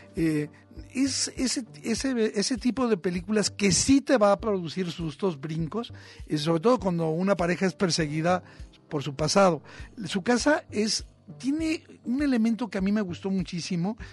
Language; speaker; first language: Spanish; native; Spanish